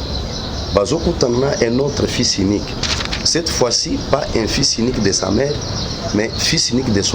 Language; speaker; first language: French; non-native, local second language; Lingala